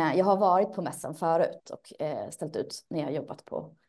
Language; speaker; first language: Swedish; native; Swedish